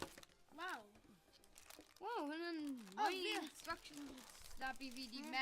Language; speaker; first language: Welsh; non-native, local second language; English